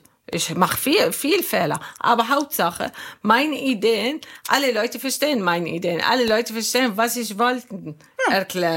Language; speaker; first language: German; non-native, learner; Arabic